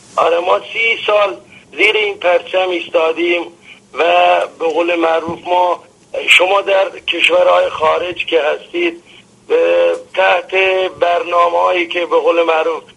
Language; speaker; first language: Persian; non-native, local second language; Arabic